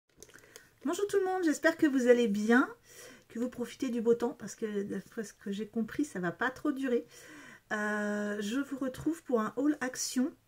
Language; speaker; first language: French; native; French